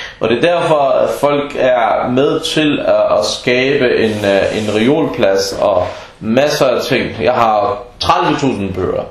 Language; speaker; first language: Danish; early bilingual, other home language; Arabic